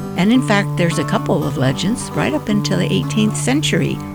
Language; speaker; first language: English; native; English